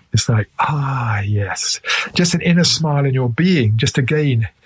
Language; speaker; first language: English; native; English